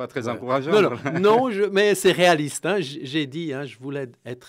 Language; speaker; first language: French; non-native, fluent; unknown